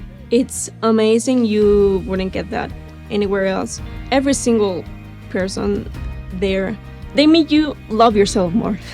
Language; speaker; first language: English; non-native, fluent; Spanish